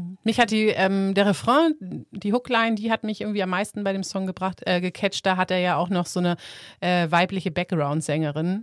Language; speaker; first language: German; native; German